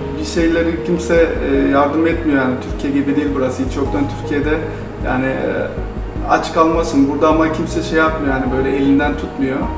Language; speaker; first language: Turkish; native; Turkish